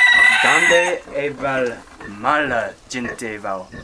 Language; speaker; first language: Spanish; non-native, learner; English